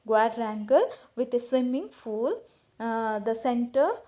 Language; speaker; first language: English; non-native, local second language; Kannada